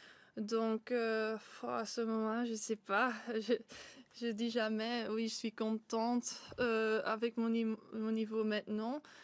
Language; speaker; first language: French; non-native, local second language; Dutch